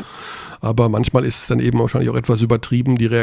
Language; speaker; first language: German; native; German